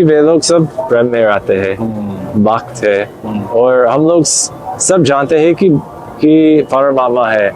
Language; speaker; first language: Hindi; non-native, learner; English